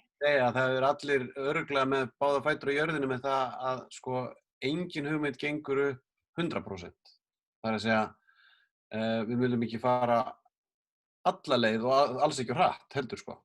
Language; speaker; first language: Icelandic; native; Icelandic